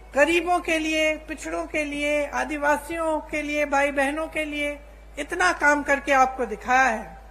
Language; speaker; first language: Hindi; native; Hindi